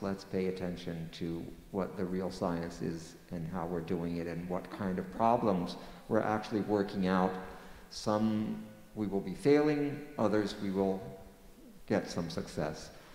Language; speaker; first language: English; non-native, fluent; Portuguese